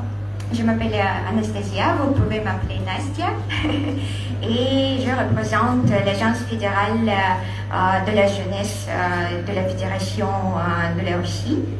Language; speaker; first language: French; non-native, learner; Russian